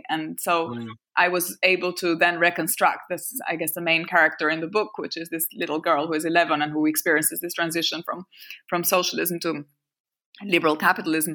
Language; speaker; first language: English; non-native, fluent; French